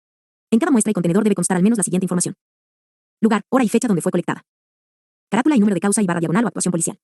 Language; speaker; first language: Spanish; native; Spanish